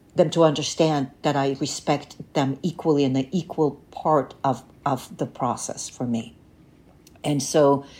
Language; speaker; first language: English; early bilingual, other home language; Bulgarian